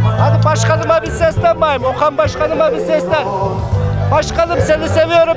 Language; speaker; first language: Turkish; native; Turkish